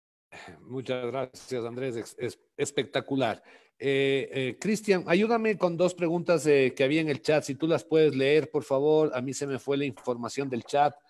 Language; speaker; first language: Spanish; native; Spanish